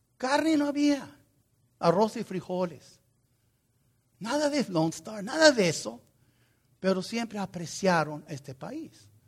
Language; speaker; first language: Spanish; non-native, fluent; Portuguese